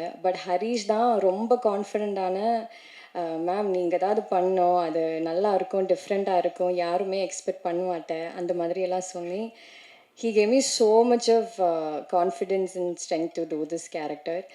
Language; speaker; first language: Tamil; non-native, learner; Malayalam